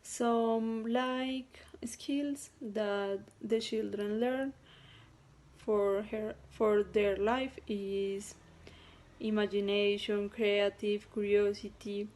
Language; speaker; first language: English; non-native, learner; Spanish